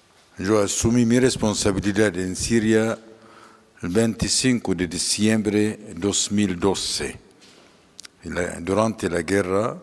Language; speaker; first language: Spanish; non-native, fluent; Arabic